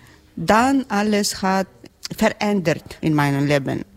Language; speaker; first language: German; non-native, learner; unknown